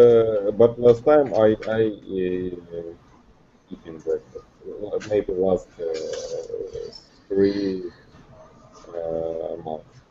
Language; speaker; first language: English; non-native, learner; Russian